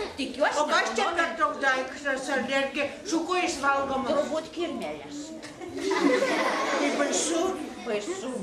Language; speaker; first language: Lithuanian; native; Lithuanian